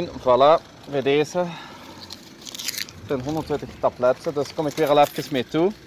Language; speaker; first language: Dutch; native; Dutch